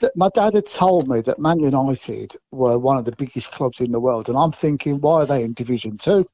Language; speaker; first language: English; native; English